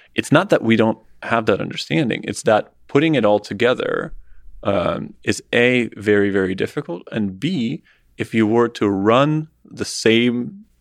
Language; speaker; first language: English; non-native, fluent; Russian